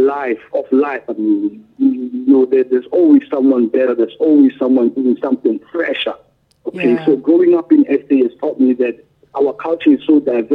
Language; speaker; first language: English; non-native, local second language; Tswana